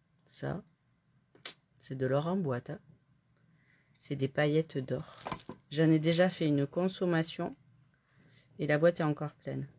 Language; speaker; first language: French; native; French